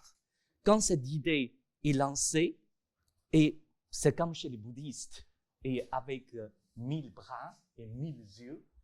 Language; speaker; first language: French; non-native, fluent; Chinese